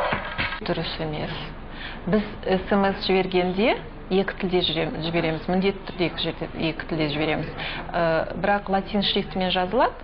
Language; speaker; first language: Kazakh; non-native, local second language; Russian